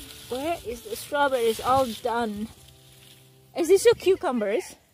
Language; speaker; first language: English; non-native, fluent; Indonesian